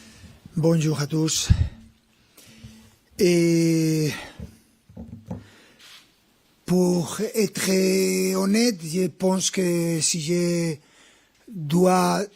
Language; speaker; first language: French; non-native, fluent; Spanish